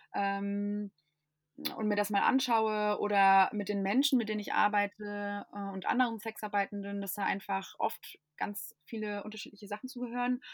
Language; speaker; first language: German; non-native, fluent; English